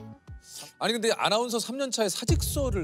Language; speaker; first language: Korean; native; Korean